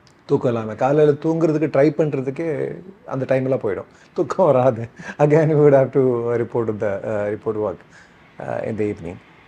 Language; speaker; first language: Tamil; non-native, local second language; Kannada